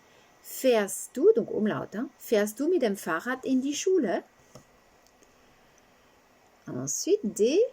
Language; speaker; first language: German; non-native, fluent; French